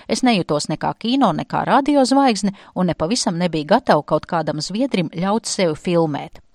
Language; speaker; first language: Latvian; native; Latvian